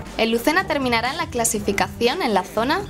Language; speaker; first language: Spanish; native; Spanish